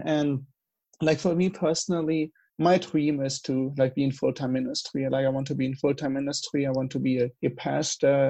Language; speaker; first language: English; non-native, fluent; German